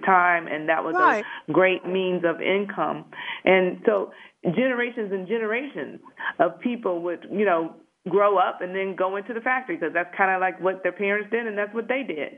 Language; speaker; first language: English; native; English